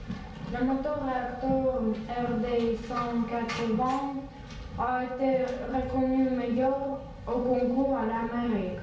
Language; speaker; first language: French; non-native, learner; Russian